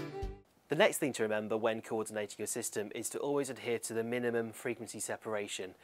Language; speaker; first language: English; native; English